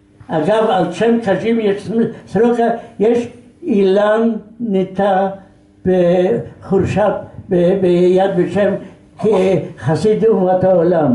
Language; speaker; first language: Hebrew; non-native, fluent; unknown